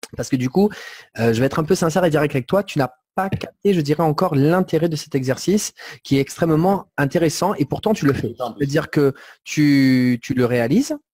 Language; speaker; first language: French; native; French